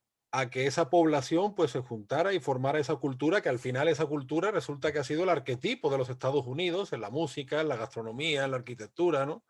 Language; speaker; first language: Spanish; native; Spanish